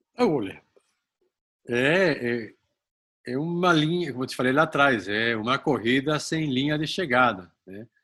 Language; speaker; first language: Portuguese; non-native, fluent; Spanish